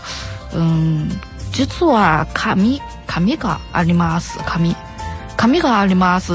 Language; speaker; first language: Japanese; non-native, learner; Chinese